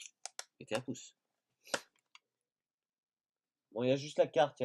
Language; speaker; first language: French; native; French